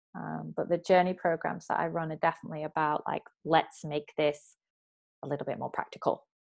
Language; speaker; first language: English; native; English